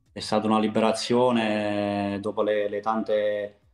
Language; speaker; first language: Italian; native; Italian